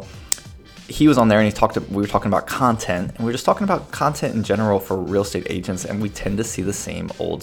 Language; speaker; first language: English; native; English